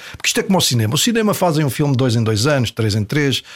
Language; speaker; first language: Portuguese; native; Portuguese